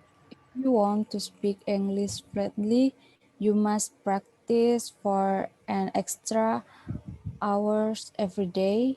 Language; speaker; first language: English; non-native, learner; Indonesian